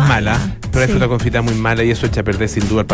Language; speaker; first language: Spanish; native; Spanish